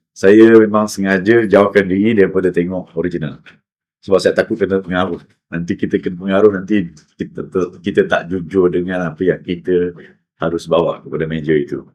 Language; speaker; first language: Malay; native; Malay